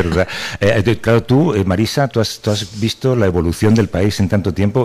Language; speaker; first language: Spanish; native; Spanish